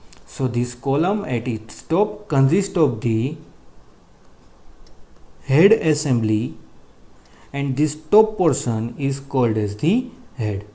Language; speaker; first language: English; non-native, local second language; Gujarati